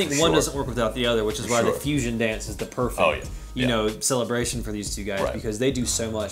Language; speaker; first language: English; native; English